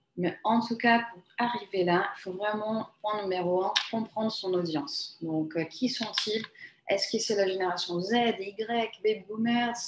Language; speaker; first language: French; non-native, fluent; Portuguese